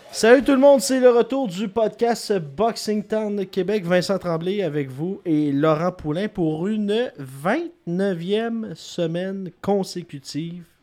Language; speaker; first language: French; native; French